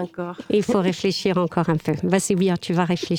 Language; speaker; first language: French; native; French